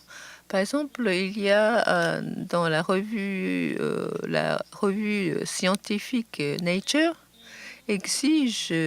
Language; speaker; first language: French; non-native, fluent; Japanese